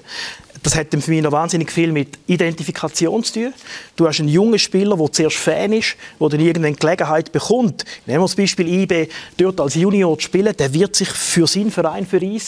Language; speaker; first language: German; native; German